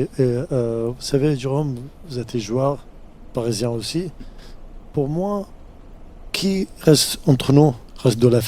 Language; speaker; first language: French; non-native, fluent; Arabic